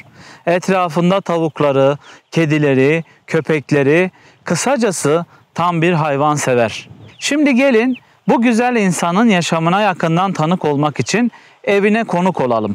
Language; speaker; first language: Turkish; native; Turkish